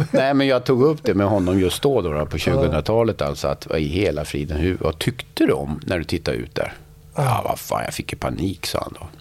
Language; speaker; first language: Swedish; native; Swedish